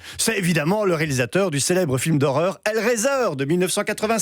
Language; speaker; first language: French; native; French